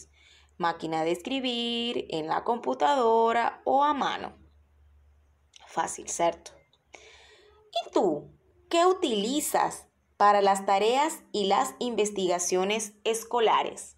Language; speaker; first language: Spanish; non-native, fluent; Portuguese